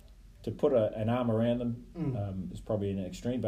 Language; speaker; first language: English; native; English